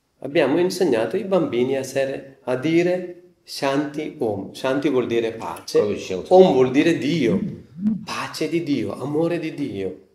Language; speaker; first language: Italian; non-native, fluent; Malayalam